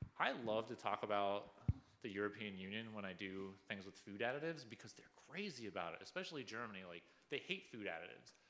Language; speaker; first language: English; native; English